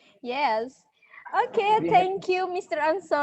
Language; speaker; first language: English; non-native, learner; Indonesian